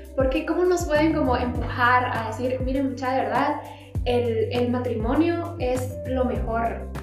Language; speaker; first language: Spanish; native; Spanish